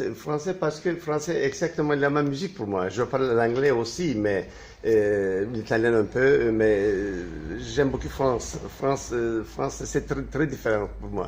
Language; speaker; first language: French; non-native, learner; Turkish